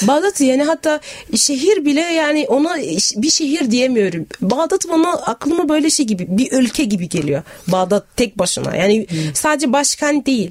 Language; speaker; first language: Turkish; non-native, fluent; Arabic